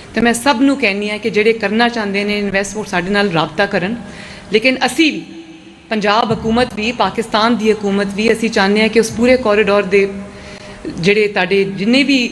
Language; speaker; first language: Punjabi; native; Punjabi